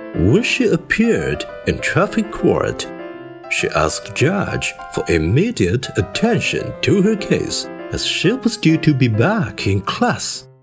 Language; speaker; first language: English; non-native, fluent; Chinese